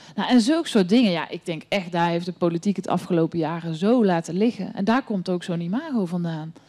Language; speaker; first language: Dutch; native; Dutch